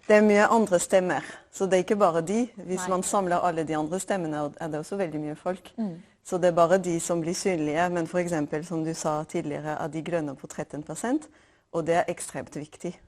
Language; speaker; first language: Norwegian; non-native, fluent; French